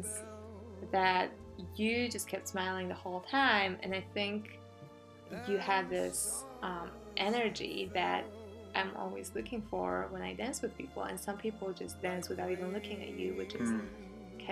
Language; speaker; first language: English; non-native, fluent; Polish